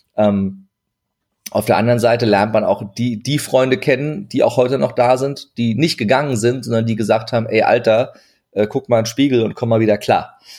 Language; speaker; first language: German; early bilingual, other home language; Turkish